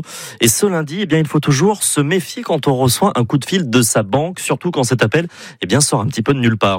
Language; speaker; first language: French; native; French